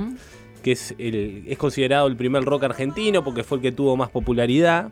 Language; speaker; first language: Spanish; native; Spanish